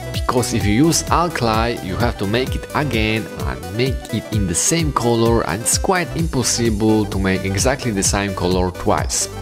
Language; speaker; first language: English; non-native, fluent; Polish